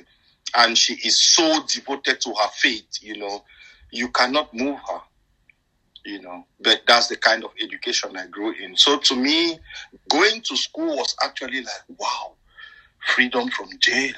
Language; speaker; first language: English; non-native, local second language; French